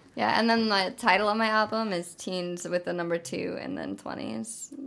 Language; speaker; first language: English; native; English